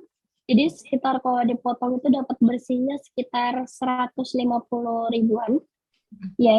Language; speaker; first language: Indonesian; native; Indonesian